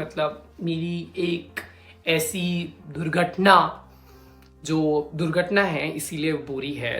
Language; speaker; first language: Hindi; native; Hindi